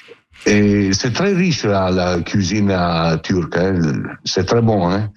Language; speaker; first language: French; non-native, learner; Italian